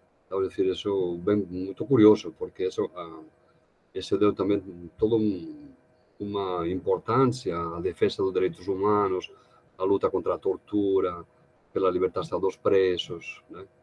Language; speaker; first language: Portuguese; non-native, fluent; Catalan